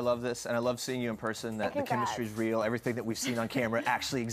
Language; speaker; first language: English; native; English